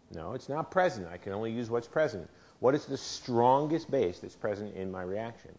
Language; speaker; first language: English; native; English